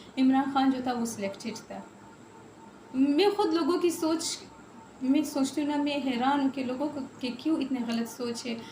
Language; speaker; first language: Urdu; non-native, local second language; Pashto